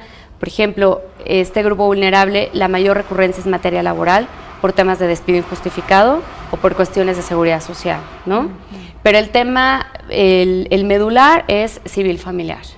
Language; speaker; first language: Spanish; native; Spanish